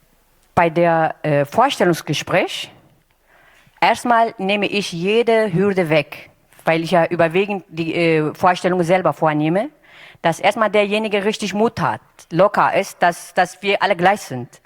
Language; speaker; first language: German; non-native, fluent; Turkish